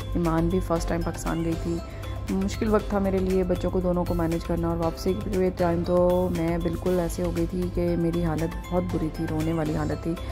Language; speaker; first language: Urdu; native; Urdu